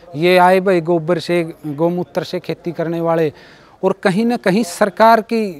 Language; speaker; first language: Hindi; native; Hindi